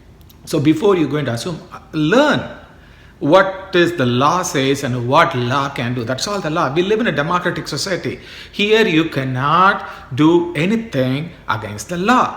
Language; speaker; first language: English; non-native, local second language; Tamil